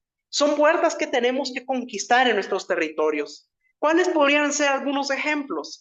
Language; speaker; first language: Spanish; native; Spanish